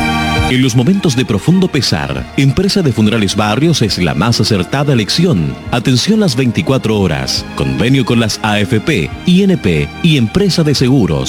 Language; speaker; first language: Spanish; native; Spanish